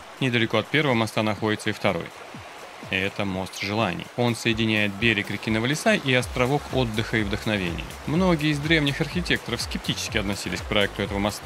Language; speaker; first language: Russian; native; Russian